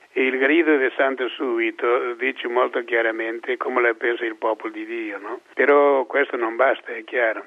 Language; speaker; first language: Italian; non-native, fluent; Portuguese